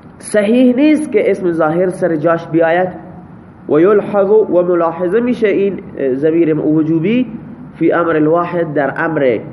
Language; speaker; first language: Persian; non-native, local second language; Baluchi